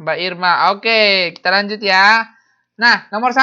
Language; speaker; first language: Indonesian; native; Indonesian